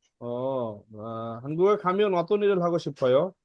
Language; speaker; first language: Korean; non-native, learner; Bangla